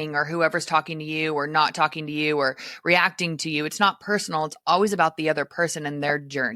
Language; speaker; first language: English; native; English